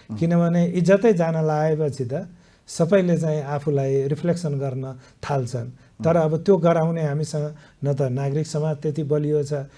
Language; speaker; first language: Nepali; native; Nepali